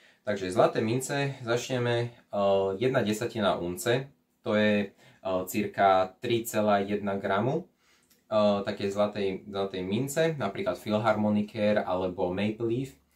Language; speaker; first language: Slovak; native; Slovak